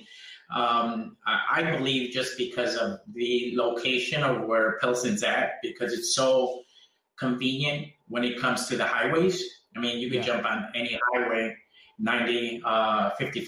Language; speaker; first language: English; early bilingual, other home language; Spanish